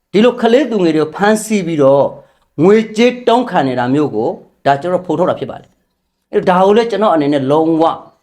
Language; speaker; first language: Burmese; non-native, local second language; Rohingya